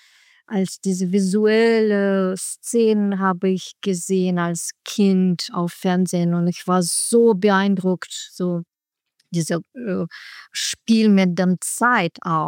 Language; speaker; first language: German; non-native, learner; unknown